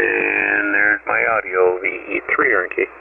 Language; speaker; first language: English; native; English